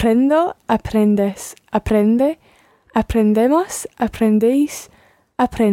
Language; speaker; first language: Spanish; non-native, learner; English